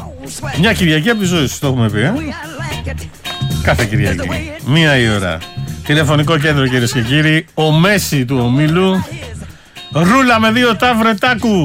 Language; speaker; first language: Greek; native; Greek